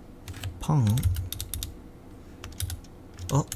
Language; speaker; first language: Japanese; non-native, learner; English